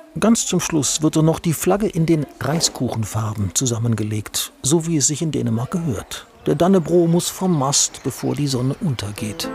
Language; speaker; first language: German; native; German